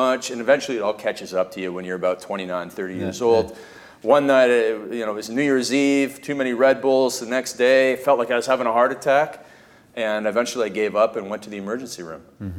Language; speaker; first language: English; native; English